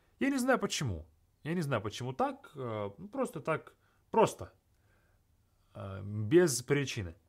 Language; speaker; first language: Russian; native; Russian